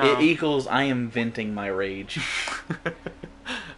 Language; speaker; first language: English; native; English